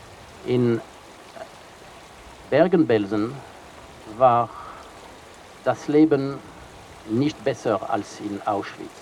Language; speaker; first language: German; non-native, fluent; French